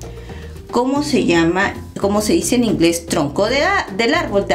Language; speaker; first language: Spanish; native; Spanish